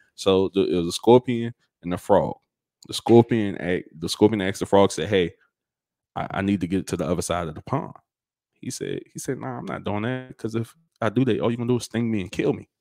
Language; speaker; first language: English; native; English